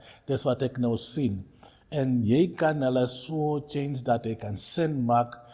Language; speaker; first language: Afrikaans; non-native, local second language; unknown